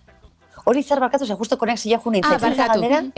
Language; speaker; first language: Basque; native; Basque